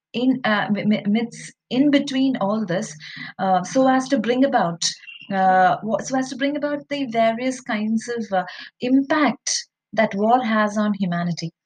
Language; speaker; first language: English; non-native, local second language; Malayalam